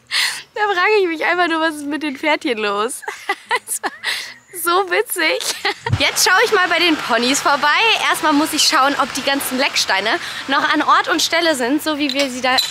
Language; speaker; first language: German; native; German